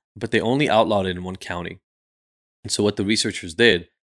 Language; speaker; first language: English; early bilingual, other home language; Hebrew